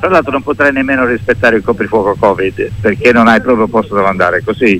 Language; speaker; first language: Italian; native; Italian